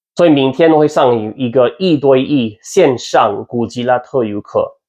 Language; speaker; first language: Chinese; non-native, learner; English